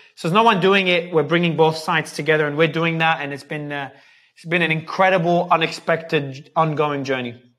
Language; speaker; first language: English; native; English